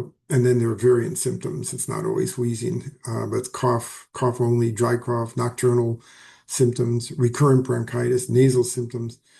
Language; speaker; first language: English; native; English